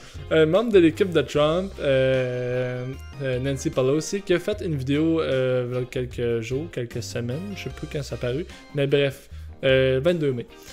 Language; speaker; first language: French; native; French